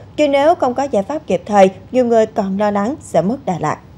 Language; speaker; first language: Vietnamese; native; Vietnamese